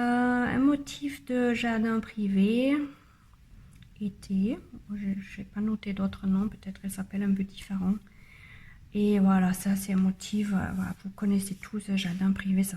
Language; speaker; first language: French; non-native, learner; German